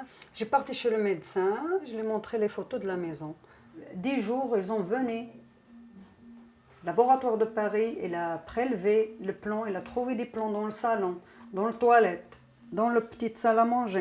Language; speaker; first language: French; non-native, learner; Arabic